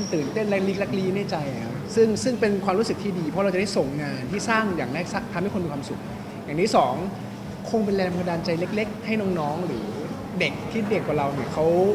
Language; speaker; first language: Thai; native; Thai